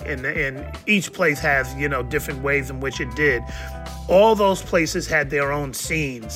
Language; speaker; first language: English; native; English